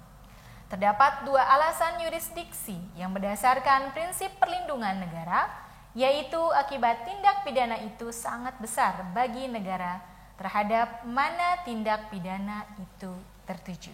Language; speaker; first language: Indonesian; native; Indonesian